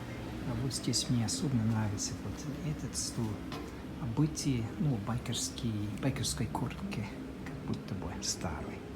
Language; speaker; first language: Russian; non-native, fluent; English